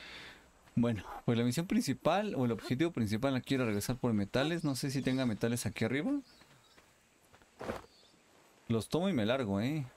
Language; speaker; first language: Spanish; native; Spanish